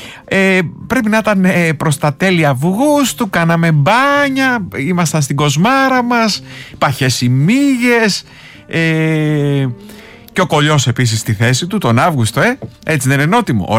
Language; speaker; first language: Greek; native; Greek